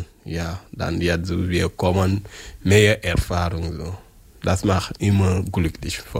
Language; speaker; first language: German; non-native, learner; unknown